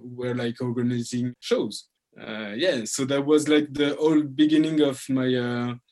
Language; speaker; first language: English; early bilingual, heritage; French